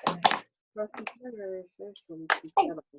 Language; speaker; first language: French; native; French